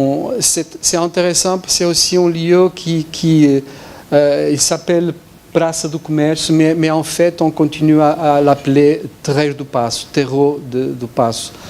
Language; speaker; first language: French; non-native, fluent; Portuguese